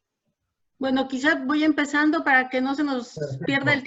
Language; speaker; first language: Spanish; native; Spanish